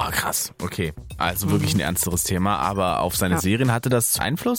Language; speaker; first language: German; native; German